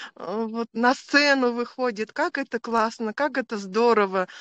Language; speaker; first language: Russian; native; Russian